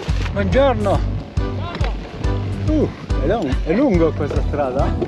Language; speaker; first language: Italian; non-native, learner; French